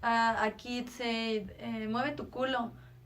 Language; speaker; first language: English; non-native, learner; Spanish